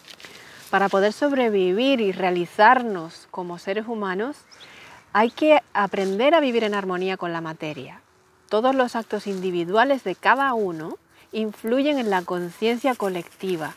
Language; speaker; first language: Spanish; native; Spanish